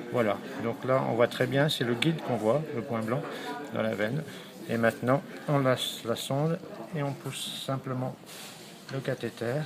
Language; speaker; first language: French; native; French